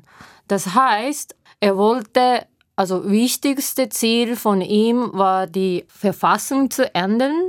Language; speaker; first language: German; non-native, learner; Japanese